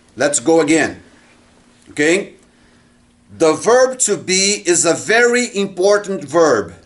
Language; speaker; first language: English; non-native, fluent; Portuguese